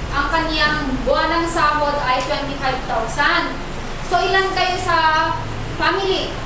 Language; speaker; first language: Filipino; native; Filipino